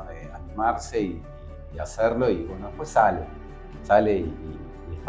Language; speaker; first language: Spanish; native; Spanish